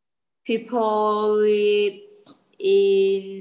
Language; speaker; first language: English; non-native, learner; Vietnamese